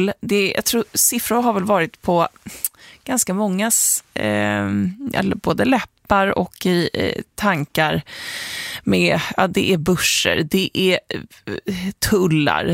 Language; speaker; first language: Swedish; native; Swedish